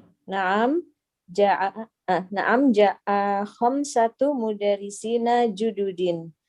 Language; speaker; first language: Arabic; non-native, learner; Indonesian